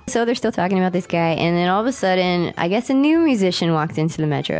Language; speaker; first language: English; native; English